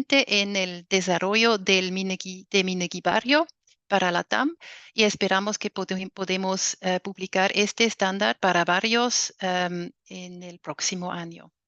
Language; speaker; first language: Spanish; non-native, fluent; German